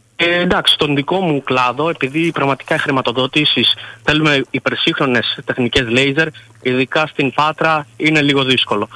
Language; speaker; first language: Greek; native; Greek